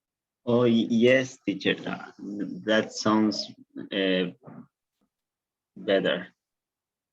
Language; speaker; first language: English; non-native, learner; Spanish